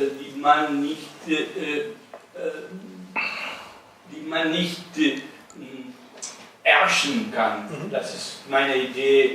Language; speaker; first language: German; non-native, learner; Italian